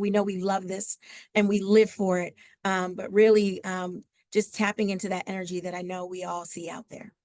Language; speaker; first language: English; native; English